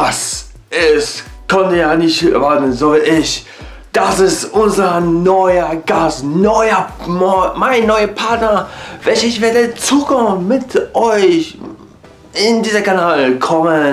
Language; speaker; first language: German; non-native, learner; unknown